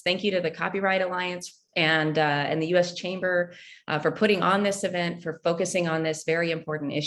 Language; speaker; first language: English; native; English